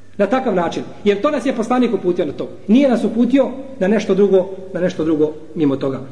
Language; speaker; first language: Bosnian; native; Bosnian